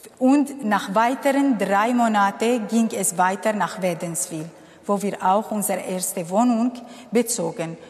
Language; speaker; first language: German; non-native, fluent; Kurdish